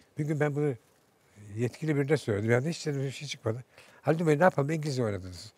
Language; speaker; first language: Turkish; native; Turkish